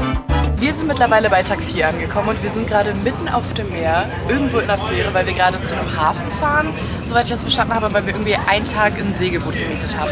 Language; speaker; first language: German; native; German